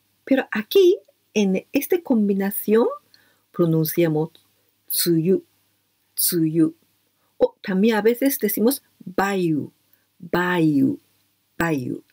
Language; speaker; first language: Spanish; non-native, fluent; Japanese